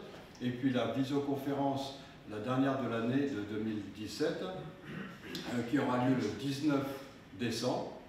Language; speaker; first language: French; native; French